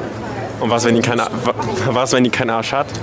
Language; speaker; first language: German; native; German